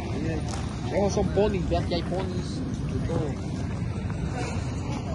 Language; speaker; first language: Spanish; early bilingual, heritage; Spanish